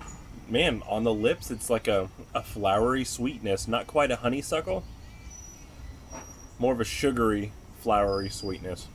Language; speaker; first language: English; native; English